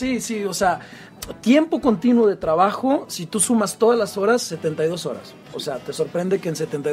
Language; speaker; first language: Spanish; native; Spanish